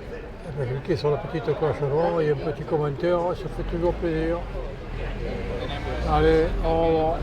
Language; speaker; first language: French; native; French